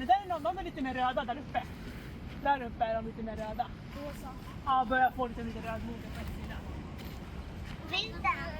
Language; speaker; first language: Swedish; native; Swedish